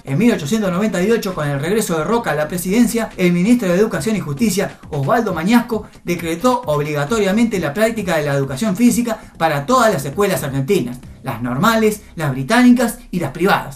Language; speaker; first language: Spanish; native; Spanish